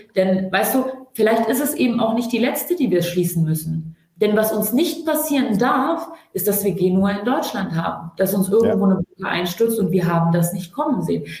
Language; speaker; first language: German; early bilingual, other home language; Turkish